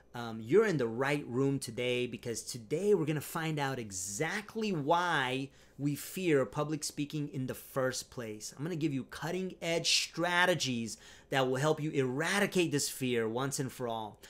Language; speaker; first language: English; non-native, fluent; Romanian